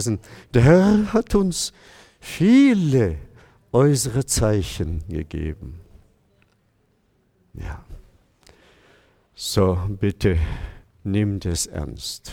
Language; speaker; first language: German; non-native, fluent; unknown